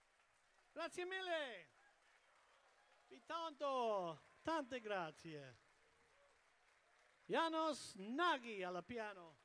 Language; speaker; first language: Italian; early bilingual, heritage; English